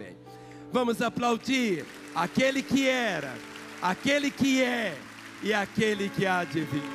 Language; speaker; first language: Portuguese; native; Portuguese